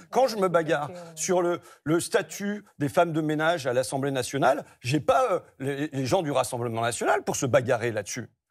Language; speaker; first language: French; native; French